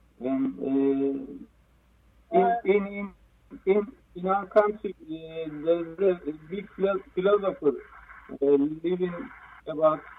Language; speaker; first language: English; non-native, learner; Turkish